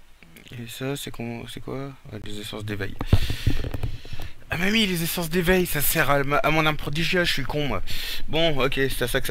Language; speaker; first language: French; native; French